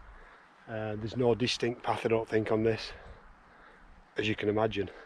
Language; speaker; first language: English; native; English